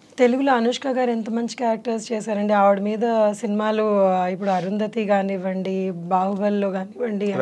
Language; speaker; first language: Telugu; native; Telugu